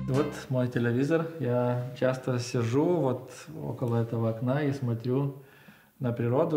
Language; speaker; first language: Russian; non-native, local second language; Lithuanian